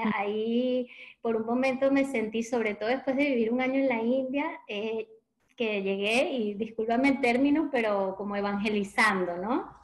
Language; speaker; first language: Spanish; native; Spanish